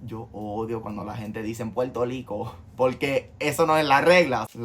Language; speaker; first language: Spanish; early bilingual, heritage; Spanish